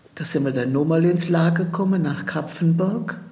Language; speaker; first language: German; native; German